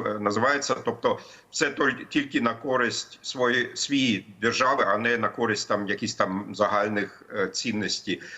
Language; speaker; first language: Ukrainian; non-native, fluent; German